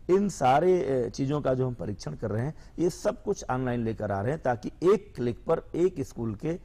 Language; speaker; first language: Hindi; native; Hindi